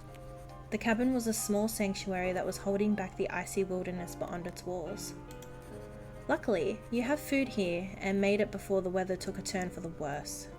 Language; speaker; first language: English; native; English